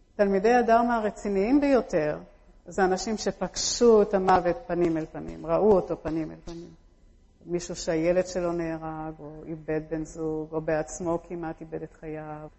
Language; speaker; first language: Hebrew; early bilingual, other home language; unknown